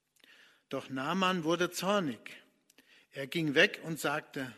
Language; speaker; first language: German; native; German